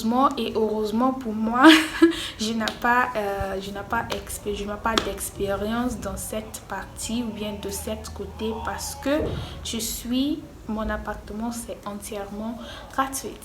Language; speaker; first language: French; non-native, fluent; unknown